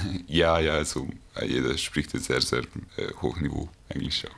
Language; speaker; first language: German; non-native, learner; Hungarian